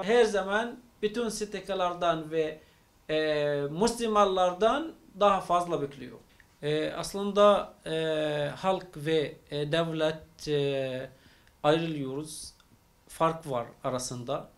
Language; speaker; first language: Turkish; non-native, fluent; Arabic